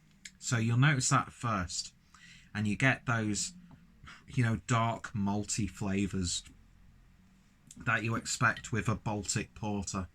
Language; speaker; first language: English; native; English